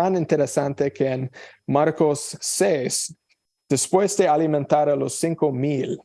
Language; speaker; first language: Spanish; non-native, fluent; English